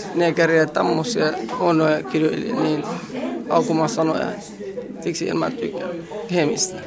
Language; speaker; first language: Finnish; non-native, learner; Arabic